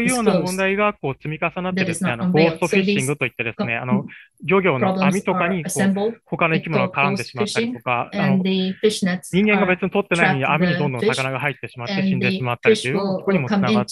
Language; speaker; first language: Japanese; native; Japanese